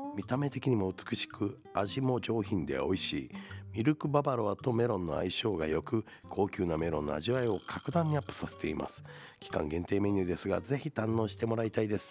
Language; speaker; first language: Japanese; native; Japanese